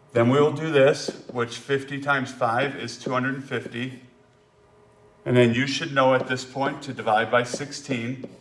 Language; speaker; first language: English; native; English